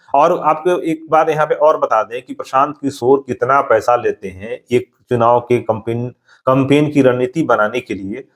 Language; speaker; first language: Hindi; native; Hindi